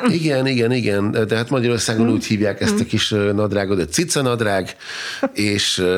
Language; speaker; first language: Hungarian; non-native, fluent; German